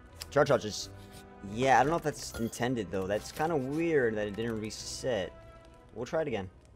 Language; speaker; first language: English; native; English